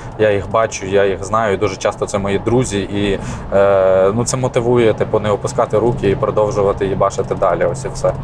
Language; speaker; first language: Ukrainian; native; Ukrainian